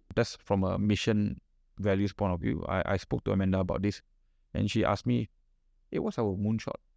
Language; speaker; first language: English; non-native, local second language; Malay